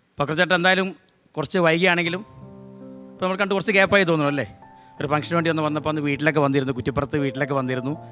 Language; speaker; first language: Malayalam; native; Malayalam